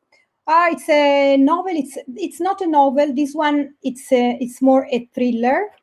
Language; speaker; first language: English; non-native, fluent; Italian